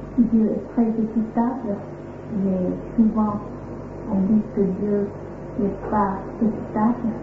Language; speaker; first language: French; non-native, fluent; Vietnamese